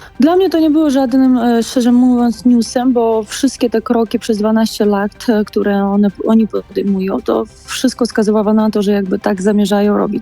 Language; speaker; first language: Polish; non-native, fluent; Georgian